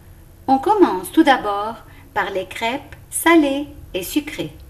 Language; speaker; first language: French; non-native, local second language; Arabic